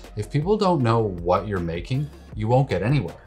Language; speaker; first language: English; native; English